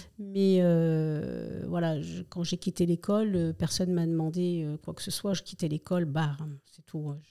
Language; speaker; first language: French; early bilingual, other home language; Spanish